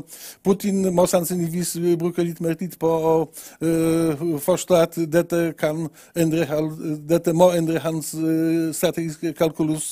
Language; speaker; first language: Norwegian; non-native, fluent; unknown